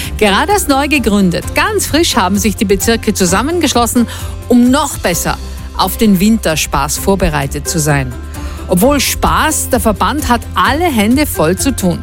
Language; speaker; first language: German; native; German